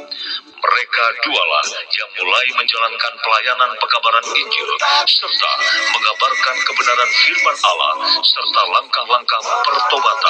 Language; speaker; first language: Indonesian; native; Indonesian